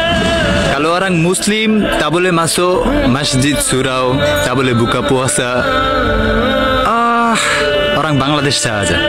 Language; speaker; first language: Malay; non-native, learner; Bangla